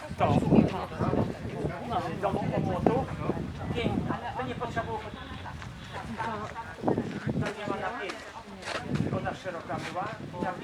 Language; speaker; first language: Polish; native; Polish